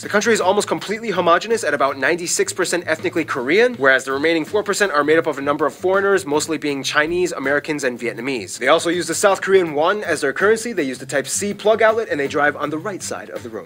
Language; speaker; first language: English; early bilingual, other home language; Korean